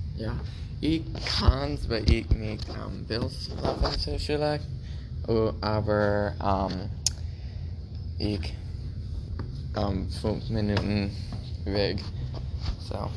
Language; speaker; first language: German; non-native, learner; English